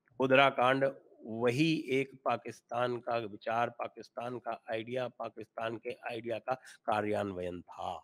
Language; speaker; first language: Hindi; native; Hindi